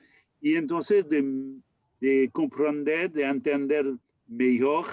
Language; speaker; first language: Spanish; non-native, learner; French